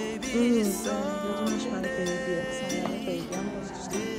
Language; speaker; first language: Persian; native; Persian